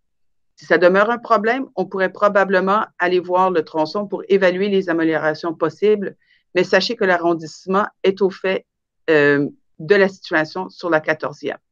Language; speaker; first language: French; native; French